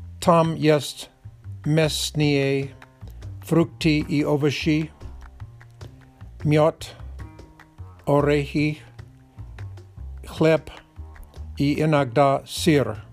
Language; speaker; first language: Polish; non-native, learner; Russian